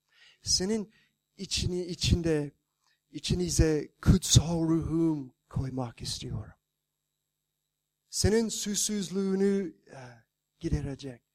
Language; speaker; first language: Turkish; non-native, fluent; English